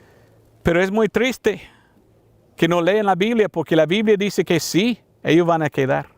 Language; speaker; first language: Spanish; non-native, fluent; English